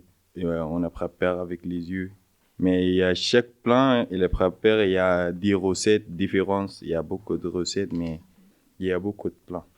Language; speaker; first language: French; non-native, learner; Arabic